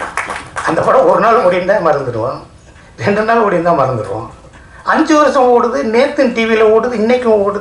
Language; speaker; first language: Tamil; native; Tamil